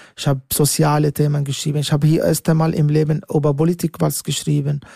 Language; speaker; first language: German; non-native, fluent; Arabic